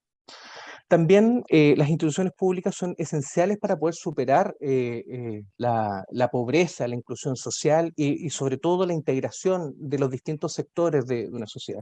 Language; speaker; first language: Spanish; native; Spanish